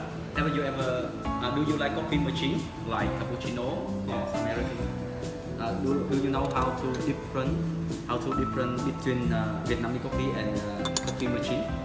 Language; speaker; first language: English; non-native, learner; Vietnamese